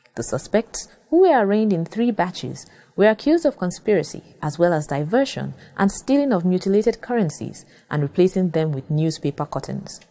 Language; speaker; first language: English; non-native, local second language; Yoruba